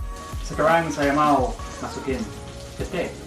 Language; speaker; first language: Indonesian; non-native, learner; English